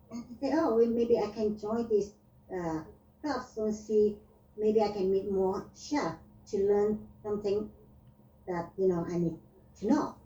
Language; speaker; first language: English; non-native, learner; Vietnamese